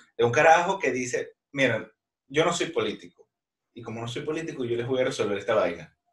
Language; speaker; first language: Spanish; native; Spanish